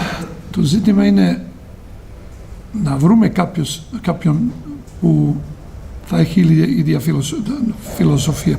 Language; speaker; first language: Greek; non-native, fluent; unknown